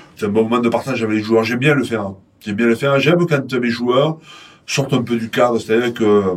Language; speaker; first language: French; native; French